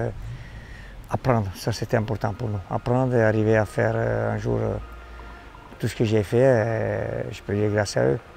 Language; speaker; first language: French; non-native, fluent; Italian